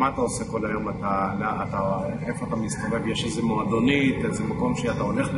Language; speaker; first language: Hebrew; native; Hebrew